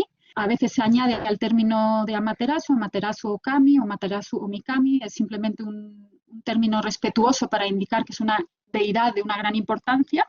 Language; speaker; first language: Spanish; native; Spanish